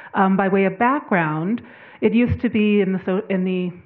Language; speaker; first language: English; native; English